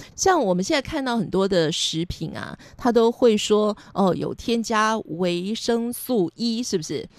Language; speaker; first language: Chinese; native; Chinese